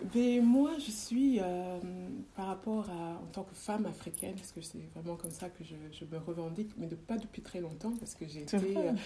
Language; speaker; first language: French; early bilingual, other home language; Kongo